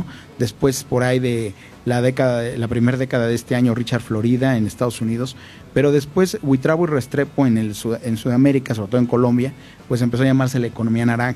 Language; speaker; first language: Spanish; native; Spanish